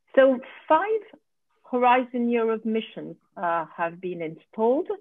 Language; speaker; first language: English; non-native, fluent; French